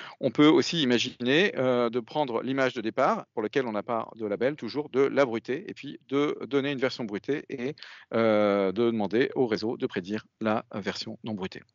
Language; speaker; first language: French; native; French